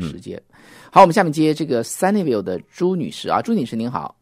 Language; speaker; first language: Chinese; native; Chinese